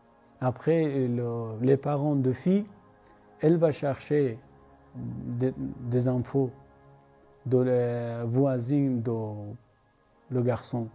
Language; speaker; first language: French; non-native, learner; Persian